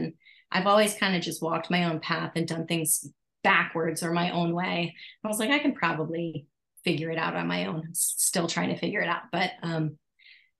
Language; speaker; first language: English; native; English